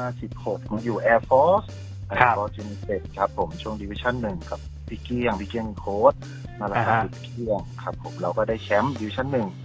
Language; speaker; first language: Thai; native; Thai